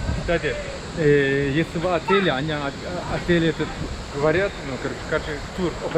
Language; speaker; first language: Russian; non-native, learner; Turkish